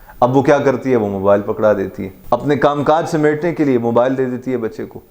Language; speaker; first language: Urdu; native; Urdu